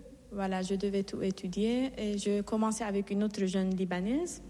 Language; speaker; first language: French; non-native, fluent; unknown